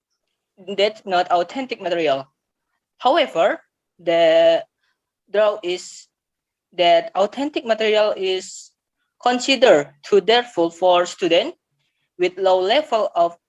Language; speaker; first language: English; non-native, learner; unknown